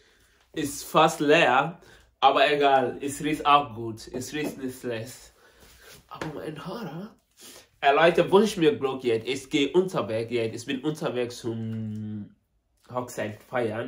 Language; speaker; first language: German; non-native, learner; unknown